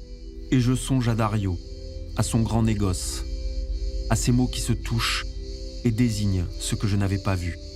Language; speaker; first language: French; native; French